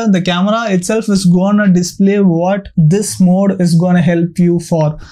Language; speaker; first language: English; non-native, local second language; Tamil